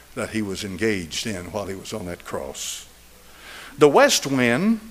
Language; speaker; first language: English; native; English